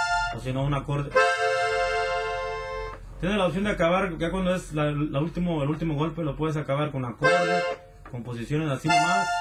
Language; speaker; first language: Spanish; native; Spanish